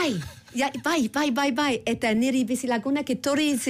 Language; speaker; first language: Basque; non-native, learner; English